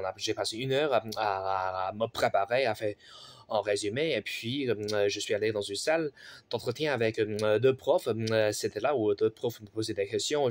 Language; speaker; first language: French; non-native, fluent; Chinese